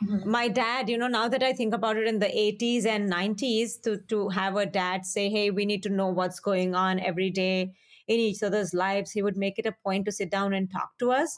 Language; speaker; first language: English; non-native, local second language; Hindi